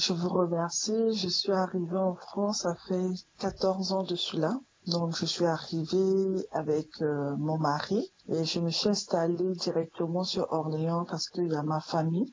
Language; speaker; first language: French; non-native, local second language; Sango